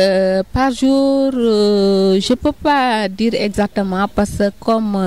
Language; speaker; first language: French; non-native, local second language; Wolof